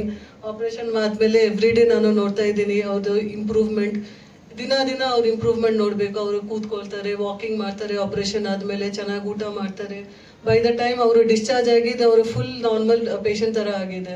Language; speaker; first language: Kannada; non-native, local second language; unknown